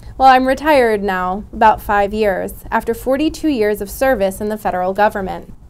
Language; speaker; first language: English; native; English